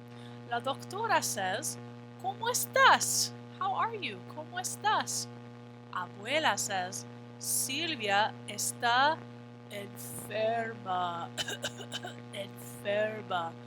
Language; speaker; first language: Spanish; non-native, fluent; English